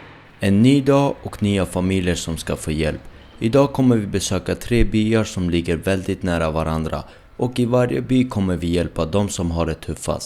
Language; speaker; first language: Swedish; early bilingual, other home language; Armenian